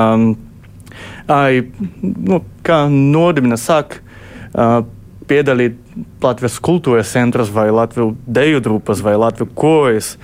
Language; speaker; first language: Latvian; early bilingual, other home language; Portuguese